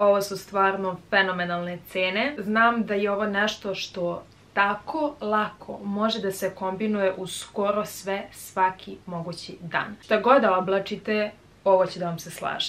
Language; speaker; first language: Serbian; native; Serbian